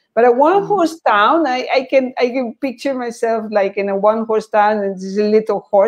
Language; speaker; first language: English; non-native, fluent; Spanish